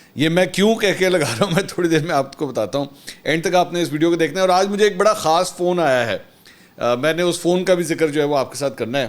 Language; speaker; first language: Urdu; native; Urdu